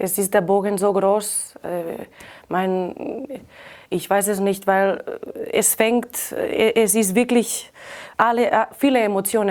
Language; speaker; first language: German; non-native, fluent; Catalan